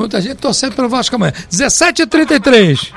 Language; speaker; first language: Portuguese; native; Portuguese